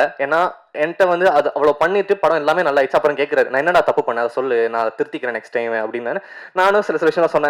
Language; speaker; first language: Tamil; native; Tamil